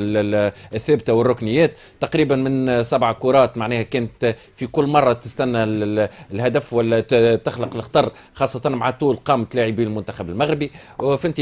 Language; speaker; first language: Arabic; native; Arabic